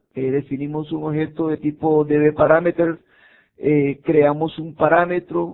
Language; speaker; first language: Spanish; native; Spanish